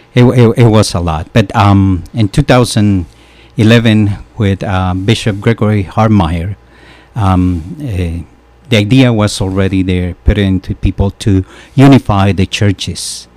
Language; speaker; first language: English; non-native, fluent; Spanish